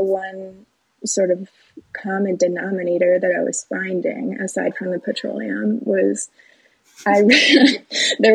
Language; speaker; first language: English; native; English